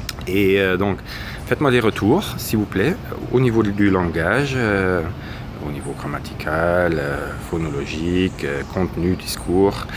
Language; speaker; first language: French; non-native, fluent; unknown